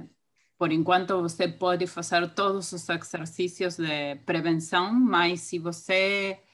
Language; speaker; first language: Portuguese; non-native, fluent; Spanish